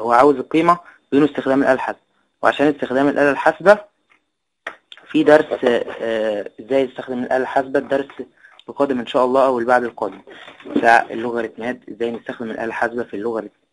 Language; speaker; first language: Arabic; native; Arabic